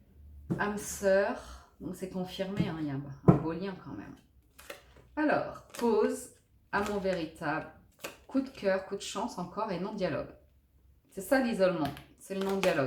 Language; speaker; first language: French; native; French